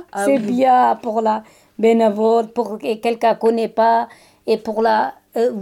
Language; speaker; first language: French; non-native, fluent; Turkish